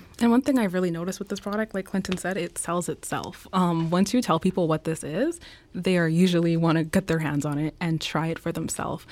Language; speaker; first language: English; native; English